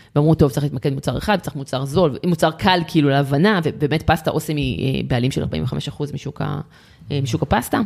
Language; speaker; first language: Hebrew; native; Hebrew